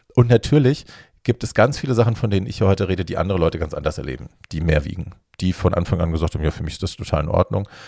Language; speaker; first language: German; native; German